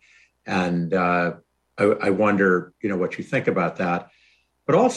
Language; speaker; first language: English; native; English